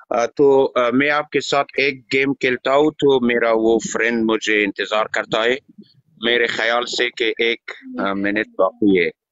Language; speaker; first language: Hindi; non-native, learner; Persian